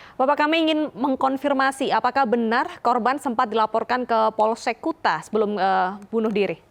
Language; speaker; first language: Indonesian; native; Indonesian